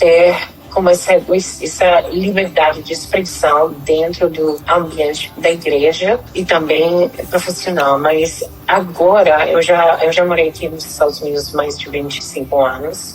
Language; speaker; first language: Portuguese; non-native, fluent; Spanish